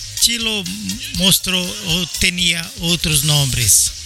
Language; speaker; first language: Spanish; non-native, learner; Portuguese